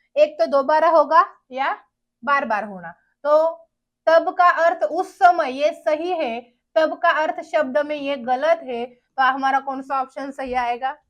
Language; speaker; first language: Hindi; non-native, local second language; Marathi